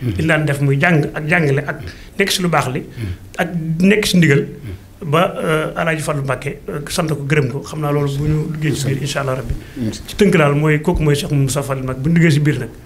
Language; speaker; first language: Wolof; native; Wolof